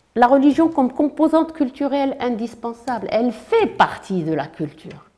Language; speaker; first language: French; non-native, local second language; Arabic